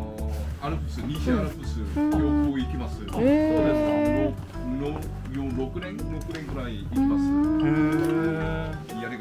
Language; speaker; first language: Japanese; non-native, learner; Korean